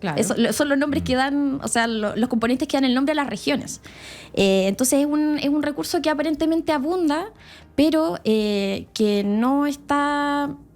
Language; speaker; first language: Spanish; native; Spanish